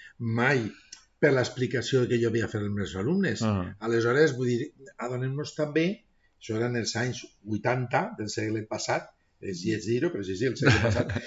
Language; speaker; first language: Catalan; non-native, local second language; Spanish